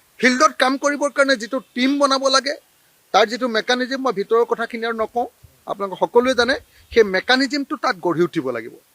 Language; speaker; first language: Assamese; native; Assamese